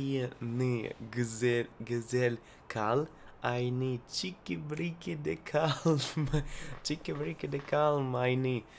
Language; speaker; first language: Turkish; non-native, learner; Russian